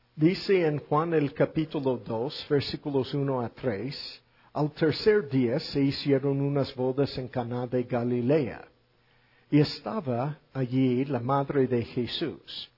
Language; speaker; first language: Spanish; non-native, fluent; English